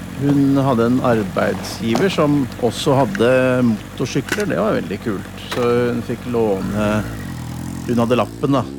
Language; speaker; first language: Norwegian; native; Norwegian